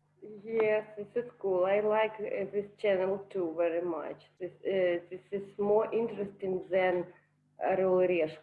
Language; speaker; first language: English; non-native, learner; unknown